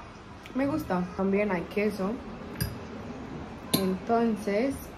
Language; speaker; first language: Spanish; non-native, learner; English